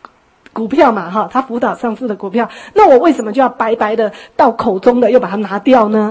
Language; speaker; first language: Chinese; native; Chinese